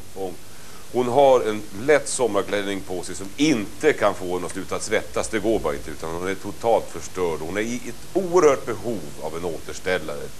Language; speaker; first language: Swedish; native; Swedish